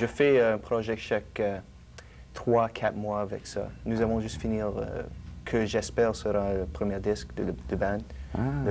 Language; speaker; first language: French; non-native, local second language; English